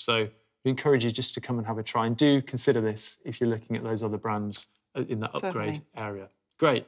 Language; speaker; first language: English; native; English